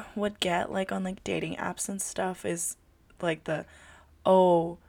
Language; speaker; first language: English; early bilingual, other home language; Filipino